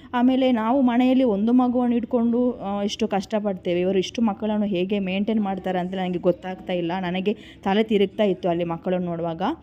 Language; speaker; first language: Kannada; non-native, local second language; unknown